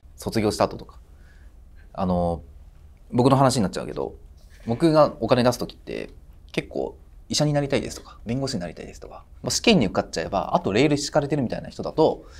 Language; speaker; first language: Japanese; native; Japanese